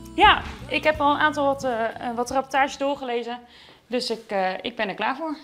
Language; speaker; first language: Dutch; native; Dutch